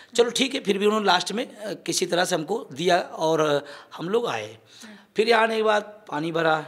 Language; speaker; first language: Hindi; native; Hindi